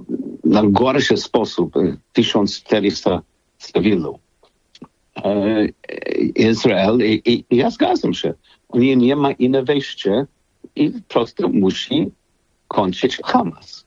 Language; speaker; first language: Polish; non-native, learner; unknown